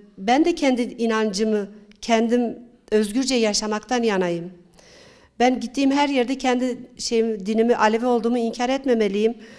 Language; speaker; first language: Turkish; non-native, local second language; Zaza